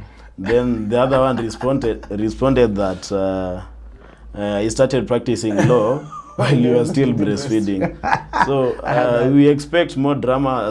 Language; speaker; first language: English; non-native, local second language; Swahili